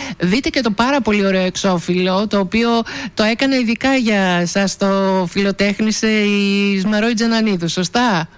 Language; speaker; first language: Greek; native; Greek